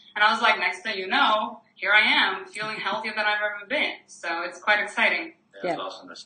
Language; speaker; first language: English; non-native, fluent; Ukrainian